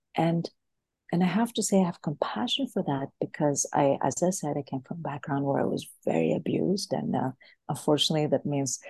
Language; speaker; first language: English; non-native, fluent; Greek